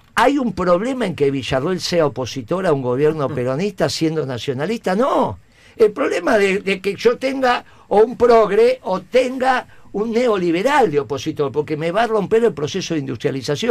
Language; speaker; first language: Spanish; native; Spanish